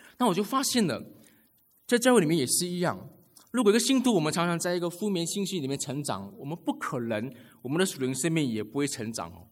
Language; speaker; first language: Chinese; native; Chinese